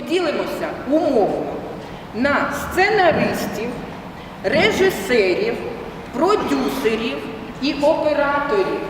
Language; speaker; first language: Ukrainian; non-native, local second language; Russian